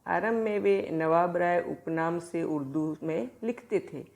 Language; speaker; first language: Hindi; non-native, local second language; Gujarati